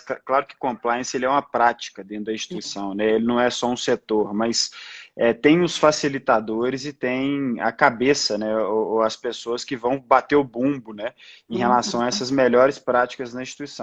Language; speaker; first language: Portuguese; native; Portuguese